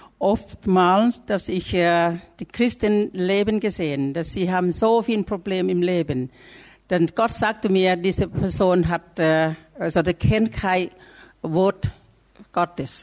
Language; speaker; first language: German; non-native, learner; Thai